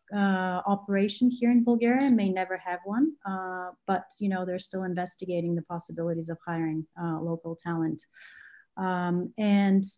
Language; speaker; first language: English; non-native, fluent; Bulgarian